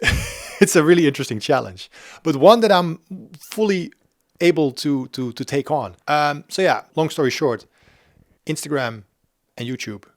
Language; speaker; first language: English; non-native, fluent; Dutch